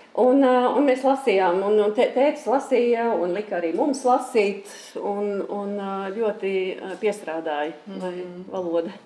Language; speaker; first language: Latvian; early bilingual, heritage; Latvian